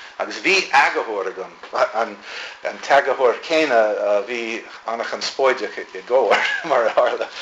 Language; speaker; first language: Irish; non-native, fluent; English